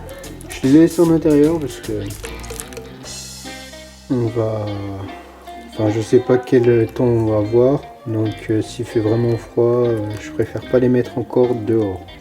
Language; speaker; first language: French; native; French